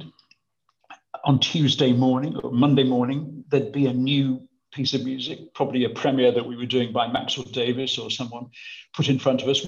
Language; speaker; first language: English; native; English